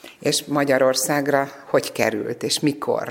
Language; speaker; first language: Hungarian; native; Hungarian